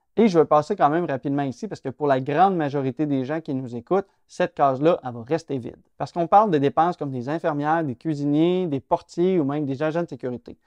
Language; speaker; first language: French; native; French